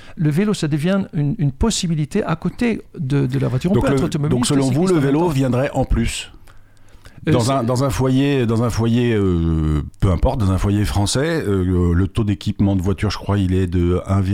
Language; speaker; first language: French; non-native, fluent; Dutch